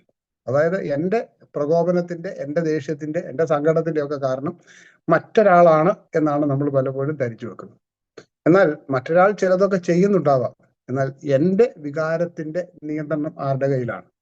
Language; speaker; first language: Malayalam; native; Malayalam